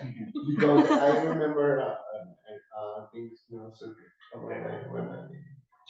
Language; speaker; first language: English; non-native, learner; Spanish